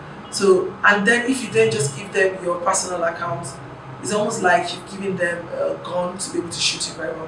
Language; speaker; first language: English; non-native, local second language; Yoruba